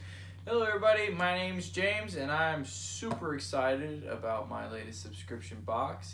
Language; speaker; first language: English; native; English